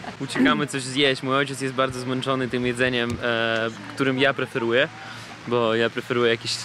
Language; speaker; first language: Polish; non-native, fluent; Russian